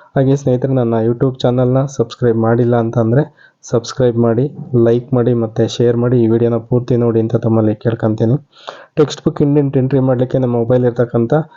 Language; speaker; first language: Kannada; native; Kannada